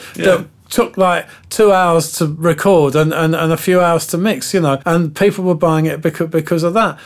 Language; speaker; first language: English; native; English